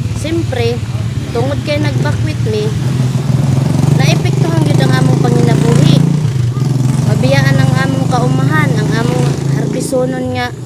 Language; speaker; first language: Cebuano; non-native, local second language; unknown